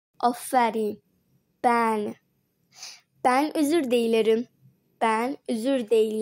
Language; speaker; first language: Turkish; non-native, fluent; Persian